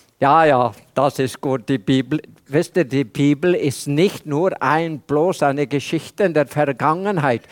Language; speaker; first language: German; non-native, fluent; Welsh